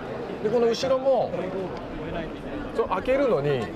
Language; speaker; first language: Japanese; native; Japanese